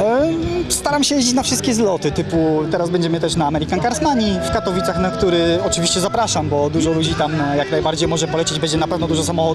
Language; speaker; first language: Polish; native; Polish